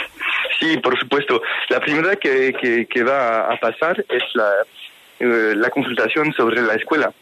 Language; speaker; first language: Spanish; non-native, fluent; French